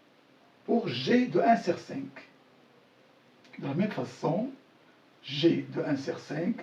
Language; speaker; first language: French; non-native, local second language; Arabic